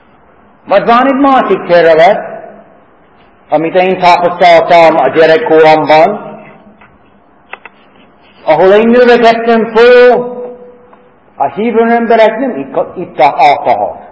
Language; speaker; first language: Hungarian; non-native, fluent; English